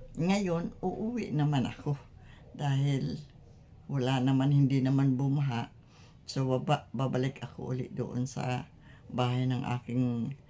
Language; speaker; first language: Filipino; non-native, local second language; Masbatenyo